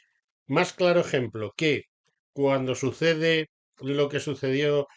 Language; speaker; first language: Spanish; native; Spanish